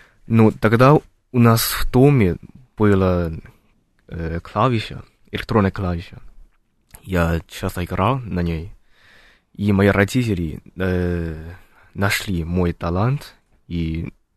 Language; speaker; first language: Russian; non-native, fluent; Chinese